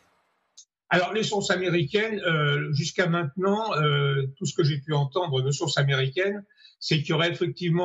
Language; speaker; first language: French; native; French